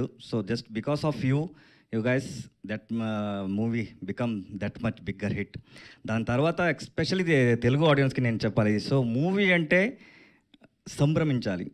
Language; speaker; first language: Telugu; non-native, learner; Kannada